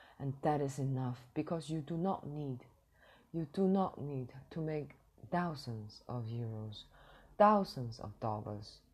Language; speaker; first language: English; non-native, fluent; Cantonese